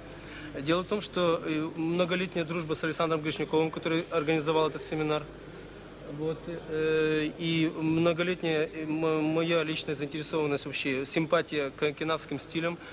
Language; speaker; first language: Russian; native; Russian